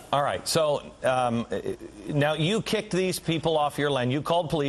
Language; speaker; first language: English; native; English